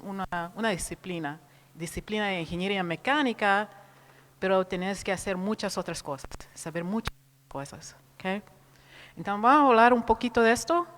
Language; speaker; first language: Spanish; non-native, fluent; Portuguese